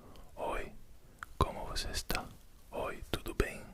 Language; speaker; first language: Portuguese; non-native, learner; Italian